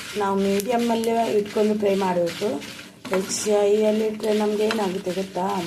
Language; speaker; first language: Kannada; non-native, local second language; Tulu